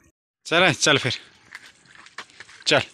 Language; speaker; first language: Hindi; native; Hindi